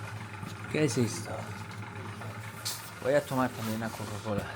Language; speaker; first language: Spanish; non-native, fluent; Italian